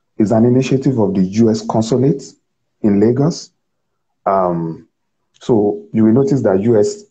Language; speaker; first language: English; non-native, local second language; Yoruba